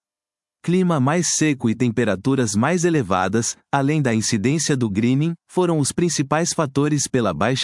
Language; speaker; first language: Portuguese; native; Portuguese